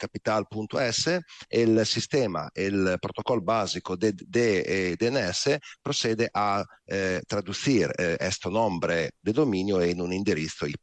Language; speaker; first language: Spanish; non-native, learner; Italian